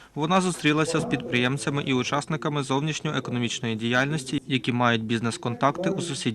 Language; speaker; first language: Ukrainian; native; Ukrainian